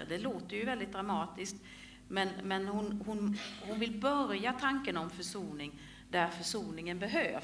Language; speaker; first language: Swedish; native; Swedish